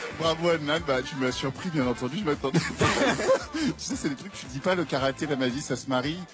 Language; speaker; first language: French; native; French